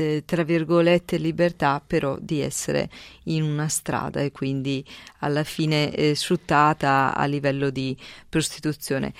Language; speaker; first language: Italian; native; Italian